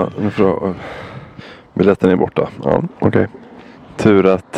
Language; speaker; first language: Swedish; native; Swedish